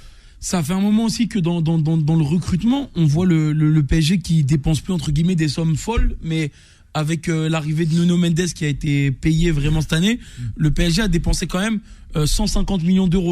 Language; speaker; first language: French; native; French